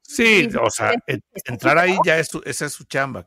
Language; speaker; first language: Spanish; native; Spanish